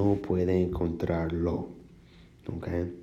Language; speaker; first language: Spanish; non-native, fluent; English